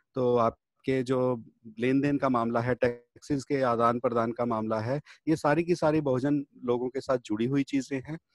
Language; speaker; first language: Hindi; native; Hindi